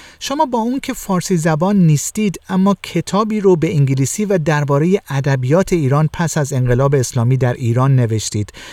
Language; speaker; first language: Persian; native; Persian